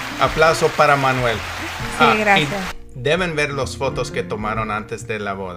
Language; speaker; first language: Spanish; non-native, learner; English